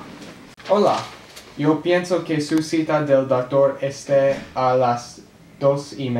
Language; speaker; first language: Spanish; non-native, learner; English